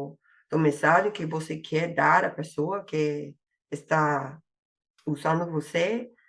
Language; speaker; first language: Portuguese; non-native, fluent; English